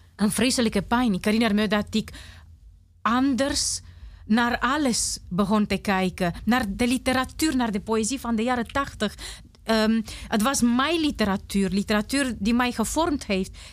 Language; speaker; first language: Dutch; non-native, fluent; Romanian